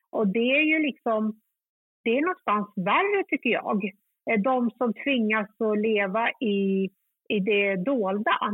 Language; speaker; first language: Swedish; early bilingual, other home language; Kurdish